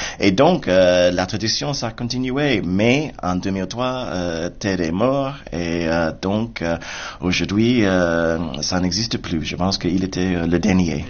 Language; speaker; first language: French; non-native, fluent; English